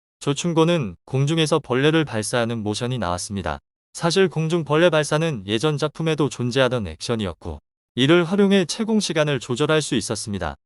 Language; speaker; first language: Korean; native; Korean